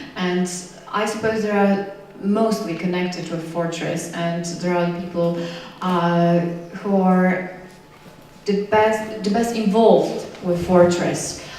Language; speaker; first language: English; non-native, learner; Polish